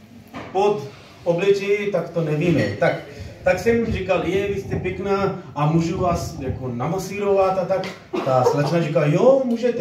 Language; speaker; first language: Czech; non-native, learner; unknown